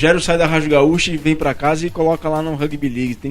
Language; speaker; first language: Portuguese; native; Portuguese